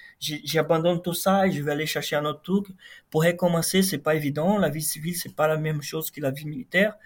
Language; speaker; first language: French; non-native, fluent; Portuguese